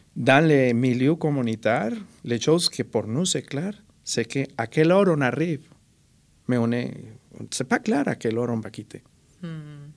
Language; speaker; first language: French; non-native, fluent; Spanish